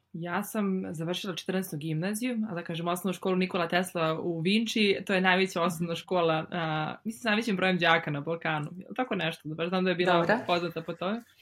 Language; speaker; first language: Serbian; native; Serbian